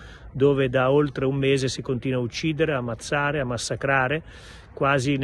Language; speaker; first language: Italian; native; Italian